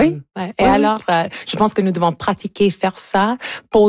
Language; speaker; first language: French; early bilingual, heritage; English